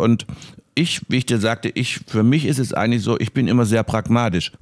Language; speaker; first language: German; native; German